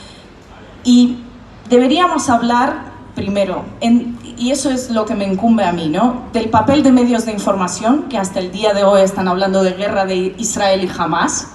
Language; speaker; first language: Spanish; non-native, fluent; Russian